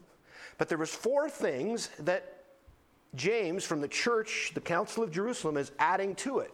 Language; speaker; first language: English; native; English